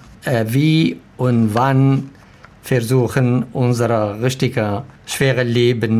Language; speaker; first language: German; non-native, learner; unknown